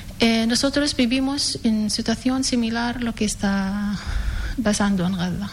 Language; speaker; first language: Spanish; non-native, learner; Arabic